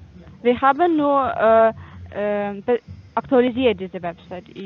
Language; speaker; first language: German; non-native, fluent; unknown